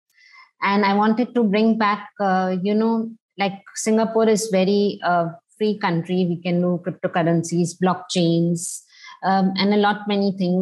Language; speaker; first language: English; non-native, local second language; Hindi